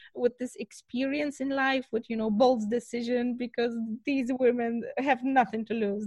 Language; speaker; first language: English; non-native, fluent; Polish